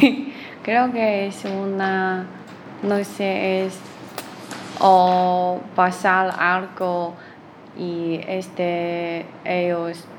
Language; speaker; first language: Spanish; non-native, learner; Chinese